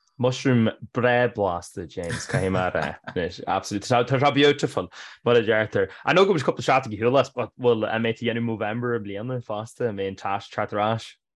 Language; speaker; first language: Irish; native; Irish